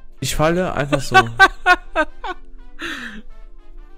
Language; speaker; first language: German; native; German